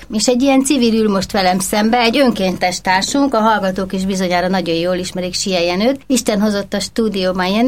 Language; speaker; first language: Hungarian; native; Hungarian